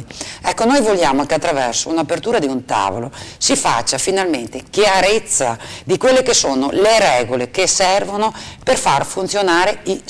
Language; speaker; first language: Italian; native; Italian